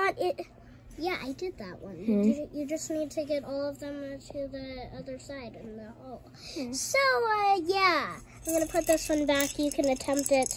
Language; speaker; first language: English; native; English